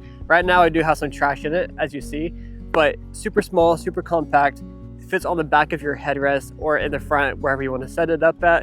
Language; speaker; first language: English; native; English